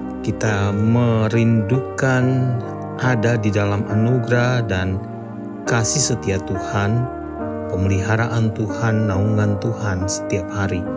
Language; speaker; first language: Indonesian; native; Indonesian